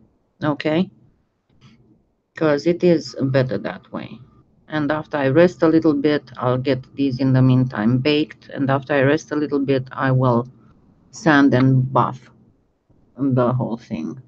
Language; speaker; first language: English; non-native, fluent; French